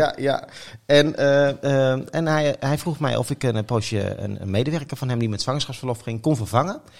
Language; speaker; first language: Dutch; native; Dutch